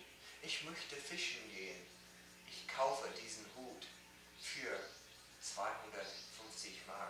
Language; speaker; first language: German; non-native, learner; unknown